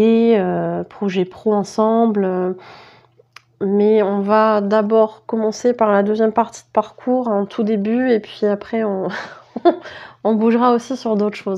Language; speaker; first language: French; native; French